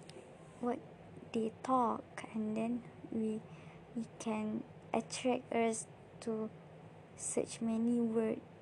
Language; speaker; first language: English; non-native, learner; Malay